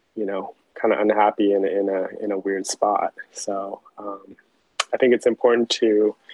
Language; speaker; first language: English; early bilingual, other home language; Chinese